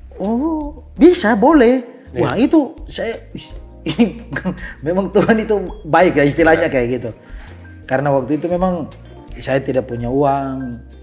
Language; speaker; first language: Indonesian; native; Indonesian